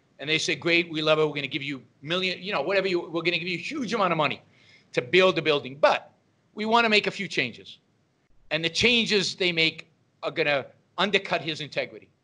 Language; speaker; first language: English; non-native, fluent; Hebrew